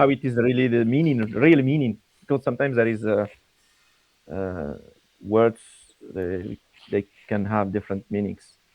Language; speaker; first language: English; non-native, fluent; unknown